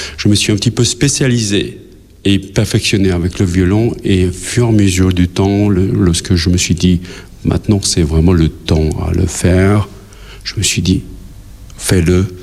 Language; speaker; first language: French; non-native, fluent; Albanian